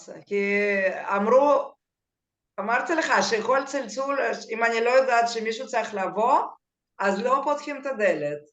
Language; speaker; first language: Hebrew; non-native, fluent; Russian